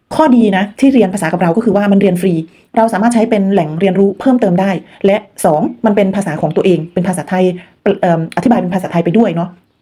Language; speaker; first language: Thai; non-native, local second language; Khmer